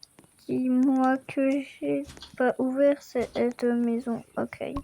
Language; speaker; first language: French; native; French